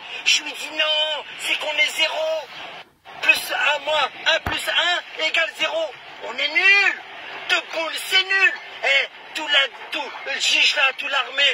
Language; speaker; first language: French; early bilingual, other home language; Arabic